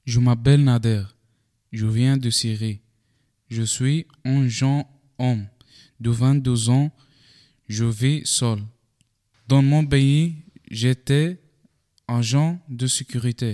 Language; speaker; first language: French; non-native, learner; Arabic